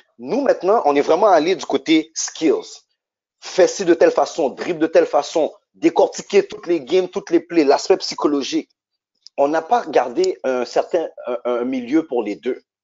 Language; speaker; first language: French; native; French